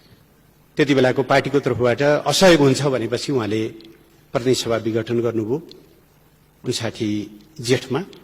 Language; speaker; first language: Nepali; native; Nepali